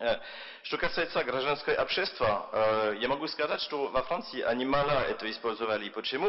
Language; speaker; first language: Russian; non-native, fluent; French